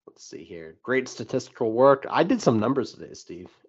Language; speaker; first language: English; native; English